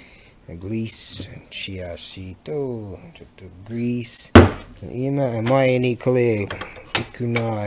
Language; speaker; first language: Japanese; non-native, learner; English